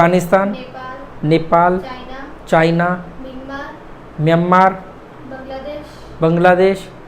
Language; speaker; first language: Hindi; native; Hindi